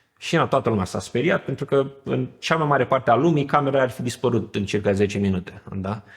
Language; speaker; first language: Romanian; native; Romanian